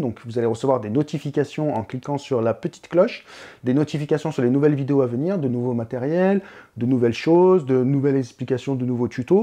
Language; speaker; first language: French; native; French